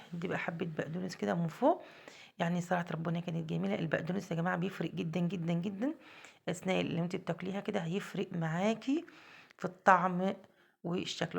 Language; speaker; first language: Arabic; native; Arabic